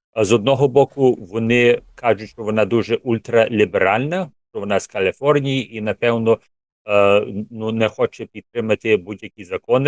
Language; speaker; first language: Ukrainian; early bilingual, heritage; English